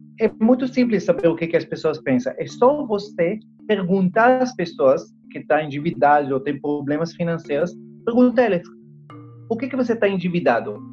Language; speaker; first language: Portuguese; non-native, fluent; Hebrew